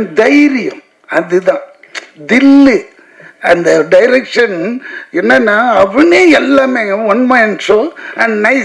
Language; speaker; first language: Tamil; native; Tamil